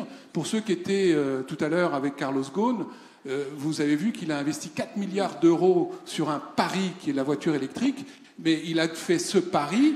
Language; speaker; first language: French; native; French